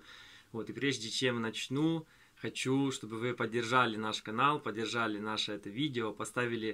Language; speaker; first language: Russian; native; Russian